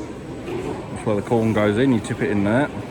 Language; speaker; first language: English; native; English